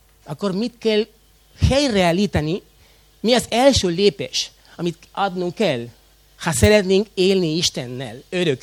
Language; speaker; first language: Hungarian; non-native, fluent; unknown